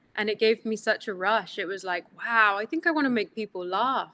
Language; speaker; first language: English; early bilingual, other home language; Greek